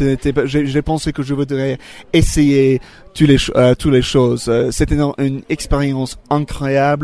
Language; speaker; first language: French; non-native, fluent; English